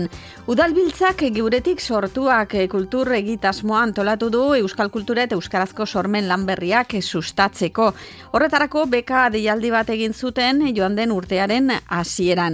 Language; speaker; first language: Basque; native; Basque